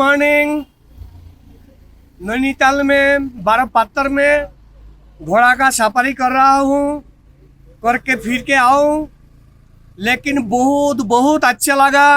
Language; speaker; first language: Hindi; non-native, local second language; Bangla